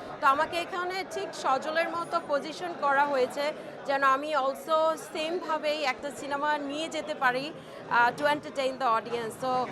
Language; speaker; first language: Bangla; early bilingual, heritage; Bangla